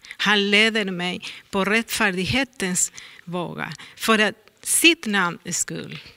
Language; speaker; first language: Swedish; non-native, learner; Spanish